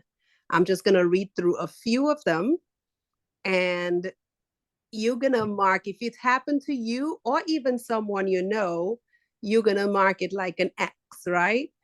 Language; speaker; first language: English; native; English